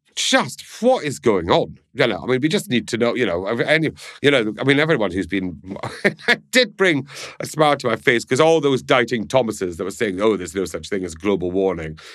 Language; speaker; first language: English; native; English